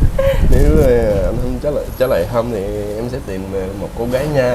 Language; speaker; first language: Vietnamese; early bilingual, heritage; Vietnamese